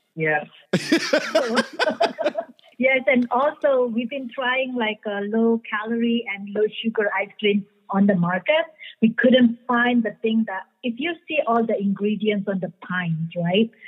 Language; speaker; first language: English; non-native, fluent; Indonesian